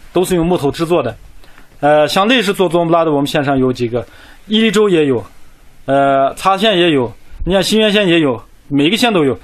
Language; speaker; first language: Chinese; non-native, local second language; Kazakh